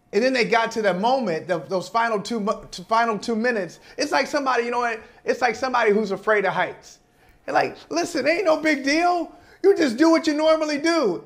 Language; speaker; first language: English; native; English